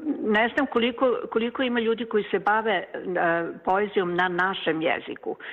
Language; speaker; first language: Serbian; native; Serbian